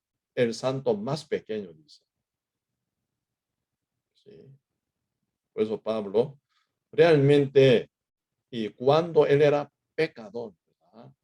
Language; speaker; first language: Spanish; non-native, fluent; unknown